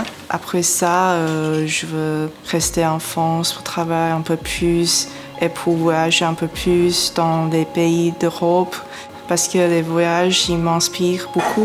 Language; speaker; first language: French; non-native, learner; Chinese